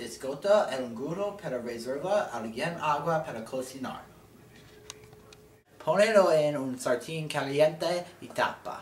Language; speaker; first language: Spanish; non-native, learner; English